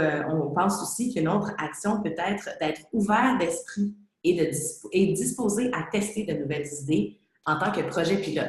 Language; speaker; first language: French; native; French